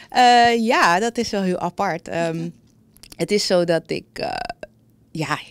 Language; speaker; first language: Dutch; native; Dutch